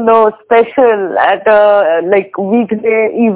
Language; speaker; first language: English; non-native, local second language; Bangla